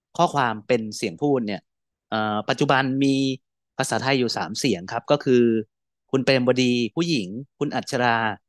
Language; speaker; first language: Thai; native; Thai